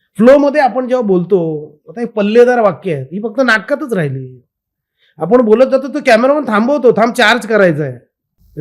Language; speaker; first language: Marathi; native; Marathi